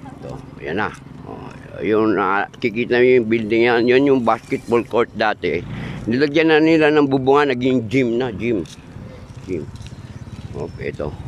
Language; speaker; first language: Filipino; non-native, local second language; Waray